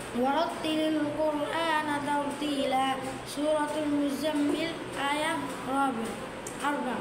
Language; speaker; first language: Arabic; non-native, learner; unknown